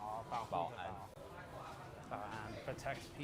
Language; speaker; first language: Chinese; non-native, learner; English